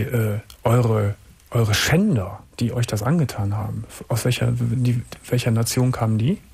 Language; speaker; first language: German; native; German